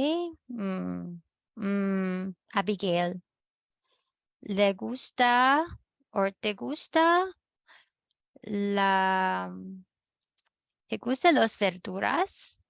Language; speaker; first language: Spanish; non-native, fluent; Filipino